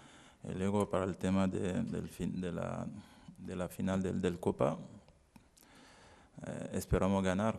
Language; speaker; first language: Spanish; non-native, learner; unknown